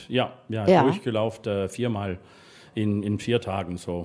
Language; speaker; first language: German; non-native, fluent; English